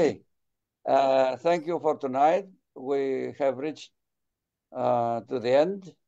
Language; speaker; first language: English; non-native, fluent; Greek